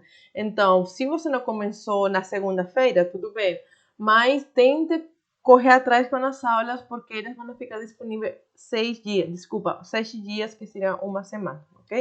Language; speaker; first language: Portuguese; non-native, fluent; Spanish